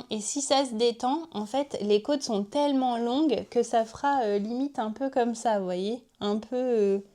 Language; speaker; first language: French; native; French